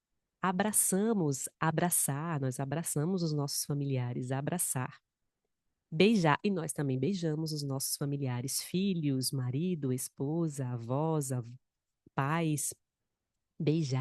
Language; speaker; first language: Portuguese; non-native, fluent; Spanish